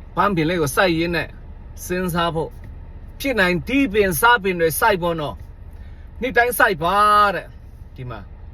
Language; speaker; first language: Burmese; non-native, local second language; Shan